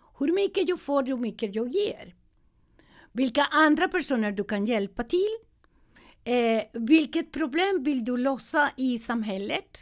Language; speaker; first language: Swedish; non-native, learner; Spanish